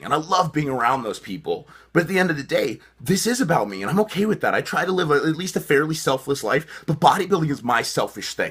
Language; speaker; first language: English; native; English